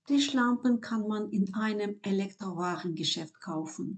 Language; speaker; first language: German; non-native, fluent; Ukrainian